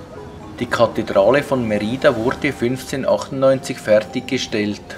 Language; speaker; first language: German; native; German